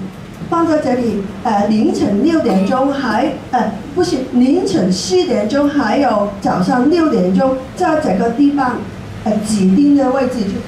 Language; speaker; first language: Chinese; non-native, local second language; Cantonese